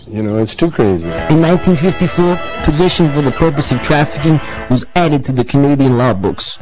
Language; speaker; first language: English; native; English